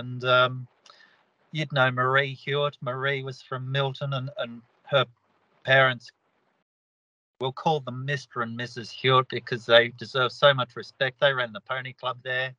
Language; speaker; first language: English; native; English